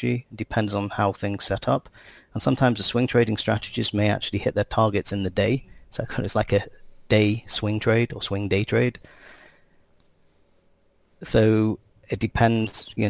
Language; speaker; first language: English; native; English